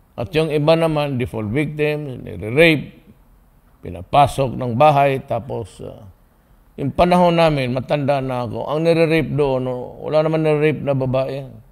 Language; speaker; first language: Filipino; non-native, local second language; Cebuano